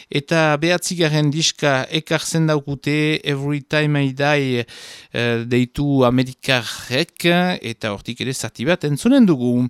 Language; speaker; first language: Basque; native; Basque